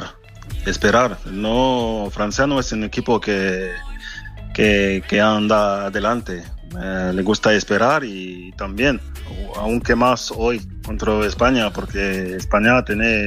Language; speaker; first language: Spanish; non-native, fluent; French